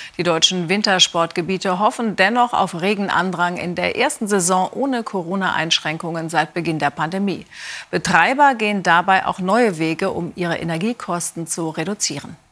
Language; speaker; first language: German; native; German